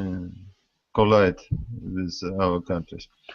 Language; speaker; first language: English; non-native, learner; Russian